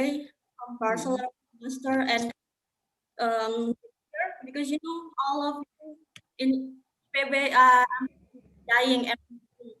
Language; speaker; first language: English; non-native, learner; Indonesian